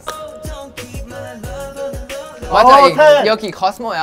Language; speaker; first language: Korean; non-native, fluent; Thai